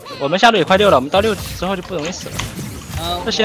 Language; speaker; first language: Chinese; native; Chinese